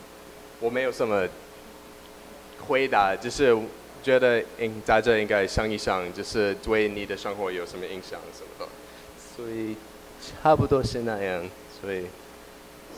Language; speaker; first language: Chinese; non-native, learner; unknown